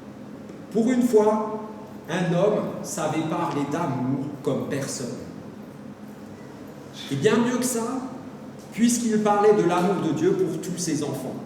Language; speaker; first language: French; native; French